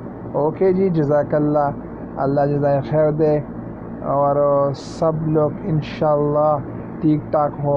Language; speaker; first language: Hindi; non-native, local second language; Pashto